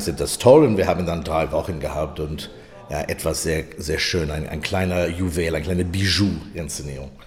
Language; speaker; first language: German; non-native, fluent; English